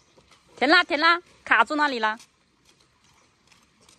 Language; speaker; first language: Chinese; native; Chinese